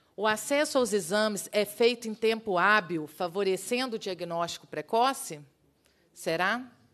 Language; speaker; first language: Portuguese; native; Portuguese